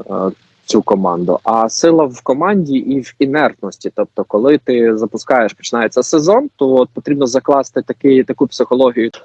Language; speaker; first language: Ukrainian; native; Ukrainian